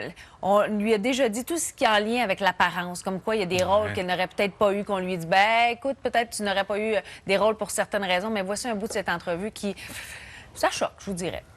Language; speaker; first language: French; native; French